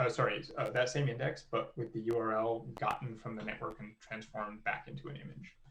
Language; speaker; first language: English; native; English